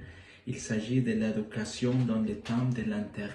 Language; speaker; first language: French; non-native, learner; Spanish